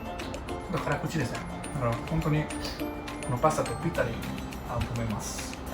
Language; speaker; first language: Japanese; non-native, fluent; Italian